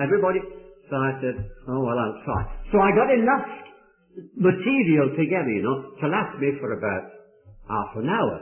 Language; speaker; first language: English; native; English